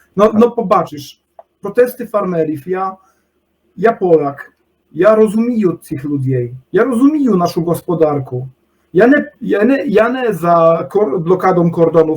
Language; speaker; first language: Polish; non-native, learner; Ukrainian